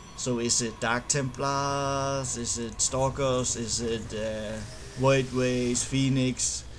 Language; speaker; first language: English; non-native, fluent; Danish